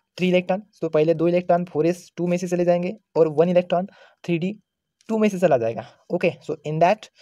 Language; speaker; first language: Hindi; non-native, local second language; Marathi